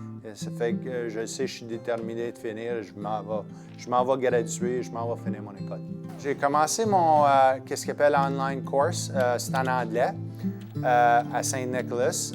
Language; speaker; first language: French; native; French